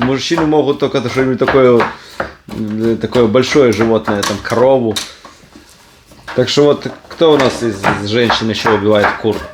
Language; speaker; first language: Russian; native; Russian